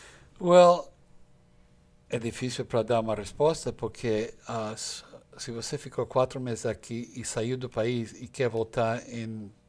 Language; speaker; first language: Portuguese; non-native, fluent; English